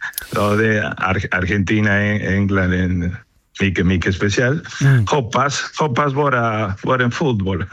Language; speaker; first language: Swedish; non-native, learner; Spanish